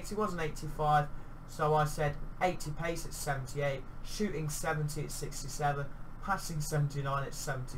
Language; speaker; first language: English; native; English